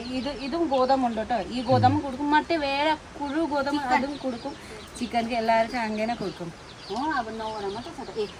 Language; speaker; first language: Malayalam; non-native, learner; Nepali